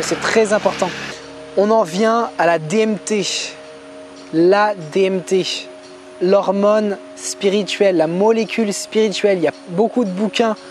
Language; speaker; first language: French; native; French